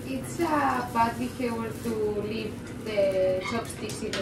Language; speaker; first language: English; non-native, learner; Spanish